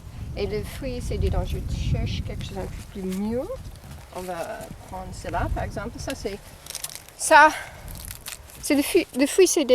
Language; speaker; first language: French; non-native, fluent; English